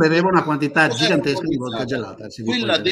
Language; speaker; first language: Italian; native; Italian